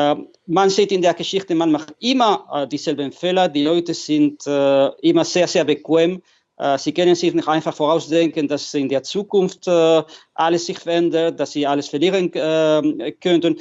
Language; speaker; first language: German; non-native, fluent; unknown